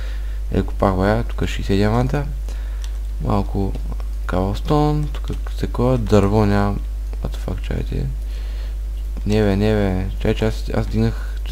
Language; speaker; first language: Bulgarian; native; Bulgarian